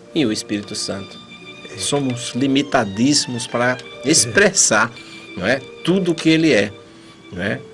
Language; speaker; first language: Portuguese; native; Portuguese